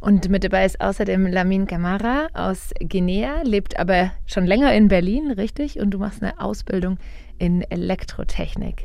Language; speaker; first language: German; native; German